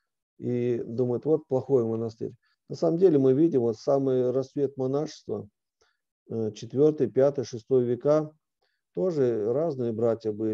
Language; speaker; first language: Russian; native; Russian